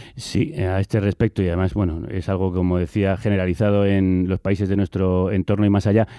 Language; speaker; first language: Spanish; native; Spanish